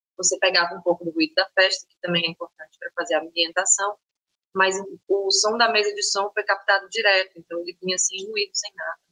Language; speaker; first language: Portuguese; native; Portuguese